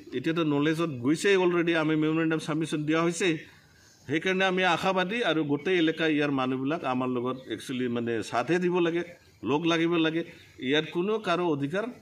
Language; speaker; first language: Assamese; non-native, local second language; Bodo